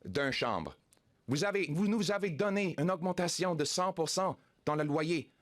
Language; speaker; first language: French; non-native, local second language; English